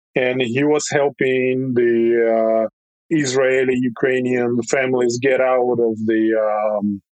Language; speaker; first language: English; non-native, fluent; Russian